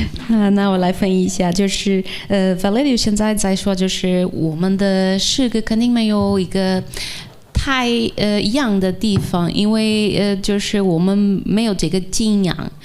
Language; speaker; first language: Chinese; non-native, fluent; Portuguese